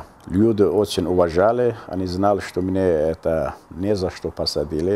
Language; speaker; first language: Russian; non-native, local second language; Azerbaijani